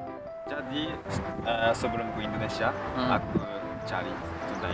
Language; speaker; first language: Indonesian; non-native, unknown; Japanese